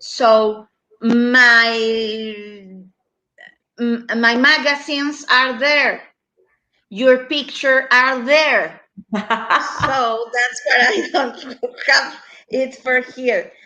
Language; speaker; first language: English; non-native, learner; Spanish